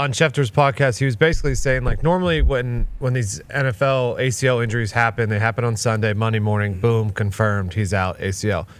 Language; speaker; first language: English; native; English